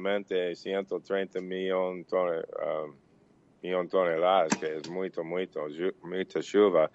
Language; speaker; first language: Portuguese; non-native, learner; English